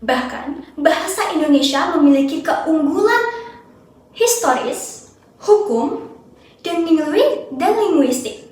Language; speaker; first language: Indonesian; native; Indonesian